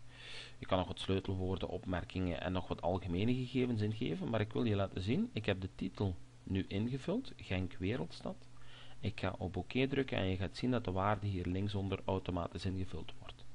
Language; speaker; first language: Dutch; native; Dutch